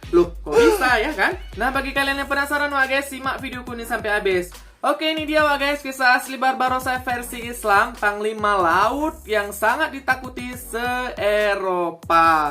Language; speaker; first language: Indonesian; non-native, local second language; Achinese